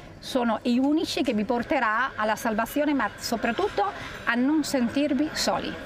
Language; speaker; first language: Italian; non-native, fluent; Spanish